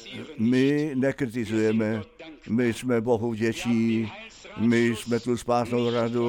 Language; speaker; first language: Czech; non-native, fluent; German